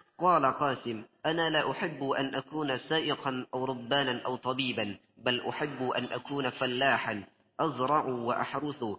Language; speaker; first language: Arabic; non-native, learner; Indonesian